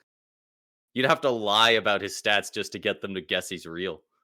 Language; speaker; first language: English; native; English